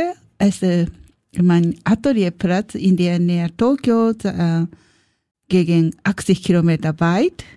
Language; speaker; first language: German; non-native, learner; Japanese